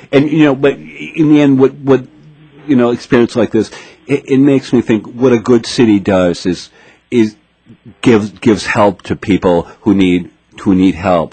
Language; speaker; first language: English; native; English